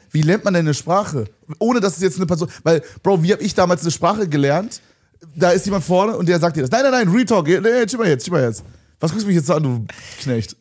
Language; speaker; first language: German; native; German